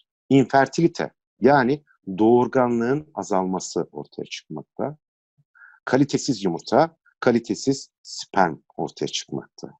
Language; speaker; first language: Turkish; native; Turkish